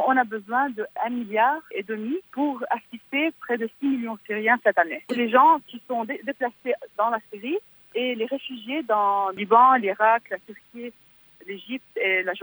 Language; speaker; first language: French; non-native, fluent; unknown